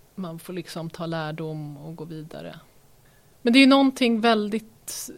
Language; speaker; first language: Swedish; native; Swedish